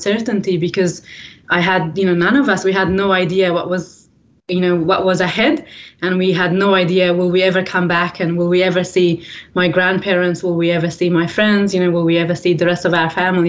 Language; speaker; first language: English; early bilingual, other home language; Persian